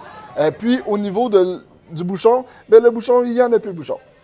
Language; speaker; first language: French; native; French